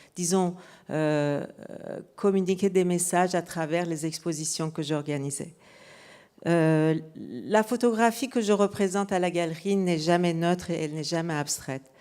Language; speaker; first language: French; non-native, fluent; Persian